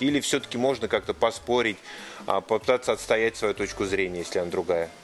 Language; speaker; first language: Russian; native; Russian